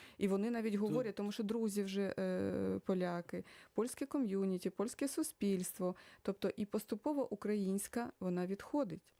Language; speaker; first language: Ukrainian; native; Ukrainian